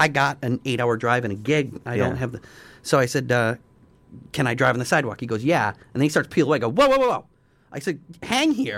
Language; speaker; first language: English; native; English